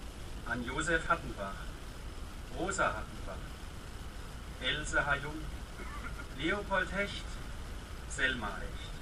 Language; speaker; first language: German; native; German